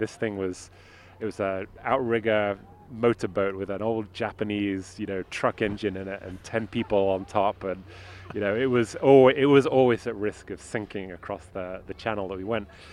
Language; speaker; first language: English; native; English